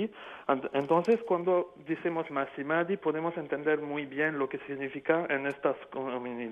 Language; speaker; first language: Spanish; non-native, fluent; French